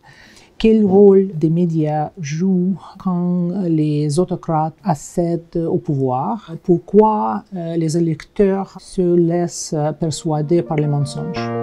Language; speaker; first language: French; non-native, fluent; Russian